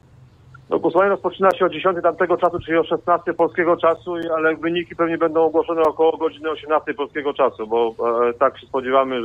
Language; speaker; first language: Polish; native; Polish